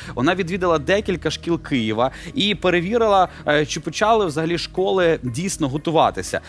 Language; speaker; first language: Ukrainian; native; Ukrainian